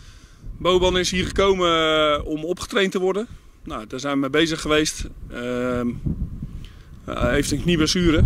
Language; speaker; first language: Dutch; native; Dutch